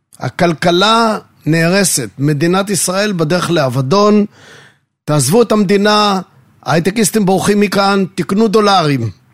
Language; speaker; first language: Hebrew; native; Hebrew